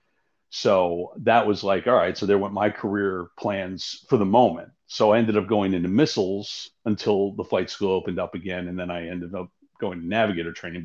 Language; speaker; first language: English; native; English